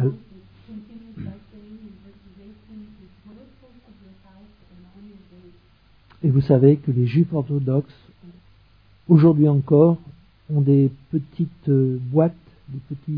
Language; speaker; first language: French; native; French